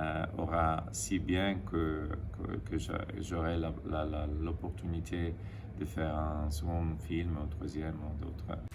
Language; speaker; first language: French; non-native, fluent; Italian